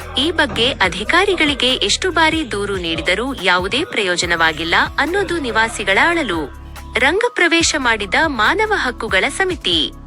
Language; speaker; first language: Kannada; native; Kannada